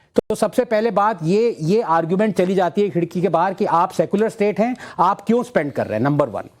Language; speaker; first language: Hindi; non-native, local second language; Tamil